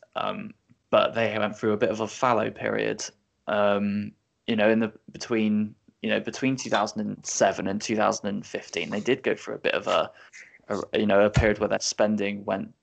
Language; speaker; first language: English; native; English